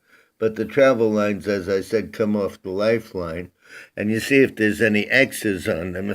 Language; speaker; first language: English; native; English